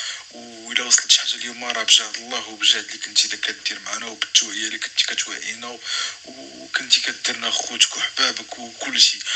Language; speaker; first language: Arabic; native; Arabic